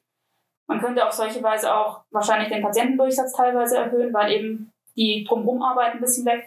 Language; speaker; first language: German; native; German